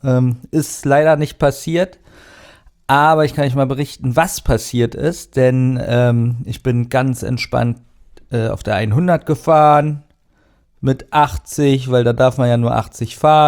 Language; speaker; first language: German; native; German